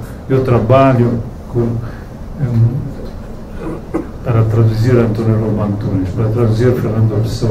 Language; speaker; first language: Portuguese; non-native, learner; Romanian